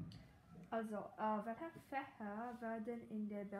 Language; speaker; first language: German; non-native, learner; Greek